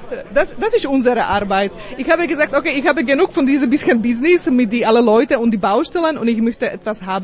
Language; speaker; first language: German; non-native, learner; Slovak